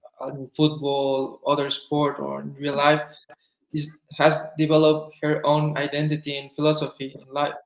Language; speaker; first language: English; non-native, fluent; Spanish